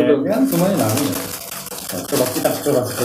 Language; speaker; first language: Indonesian; non-native, learner; Korean